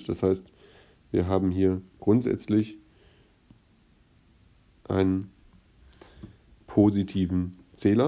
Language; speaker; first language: German; native; German